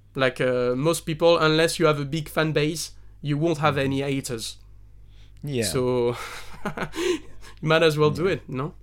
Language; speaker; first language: English; non-native, fluent; French